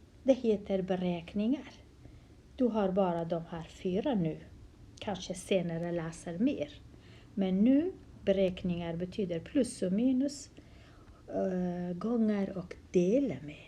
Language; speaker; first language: Swedish; non-native, fluent; Central Kurdish